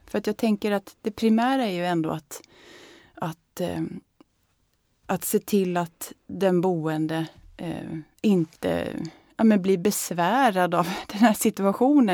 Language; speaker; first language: Swedish; native; Swedish